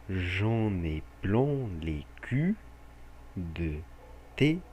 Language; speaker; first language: French; non-native, fluent; Portuguese